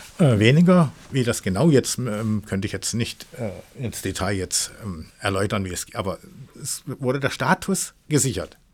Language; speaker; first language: German; non-native, fluent; English